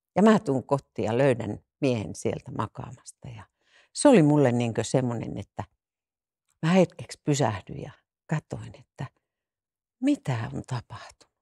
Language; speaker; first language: Finnish; native; Finnish